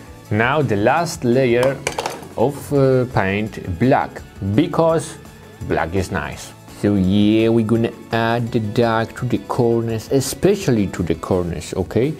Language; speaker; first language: English; non-native, fluent; Polish